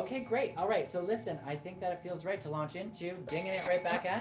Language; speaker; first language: English; native; English